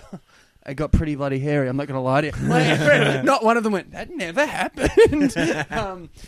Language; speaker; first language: English; native; English